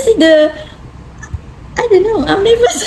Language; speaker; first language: English; non-native, learner; Indonesian